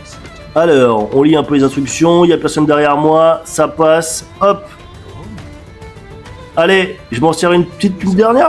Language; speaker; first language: French; native; French